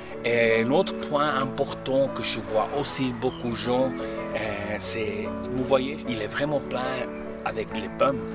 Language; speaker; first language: French; non-native, local second language; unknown